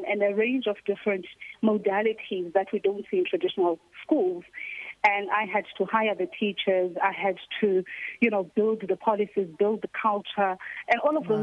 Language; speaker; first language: English; non-native, local second language; Xhosa